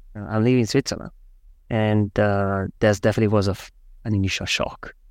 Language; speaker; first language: English; non-native, fluent; Italian